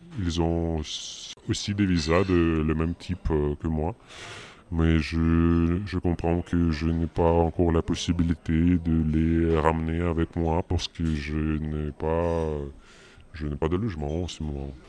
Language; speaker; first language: French; non-native, fluent; Russian